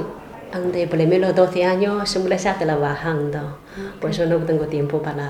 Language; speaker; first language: Spanish; non-native, learner; Chinese